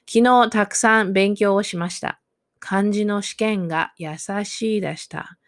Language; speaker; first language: Japanese; non-native, fluent; English